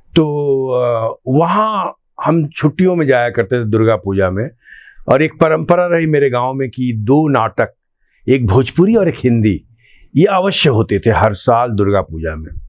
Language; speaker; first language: Hindi; non-native, local second language; Bhojpuri